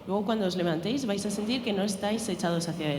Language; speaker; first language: Spanish; native; Spanish